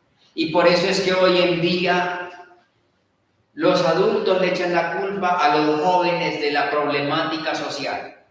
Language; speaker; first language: Spanish; native; Spanish